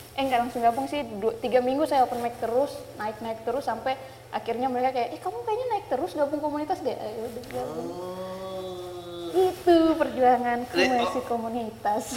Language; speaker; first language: Indonesian; native; Indonesian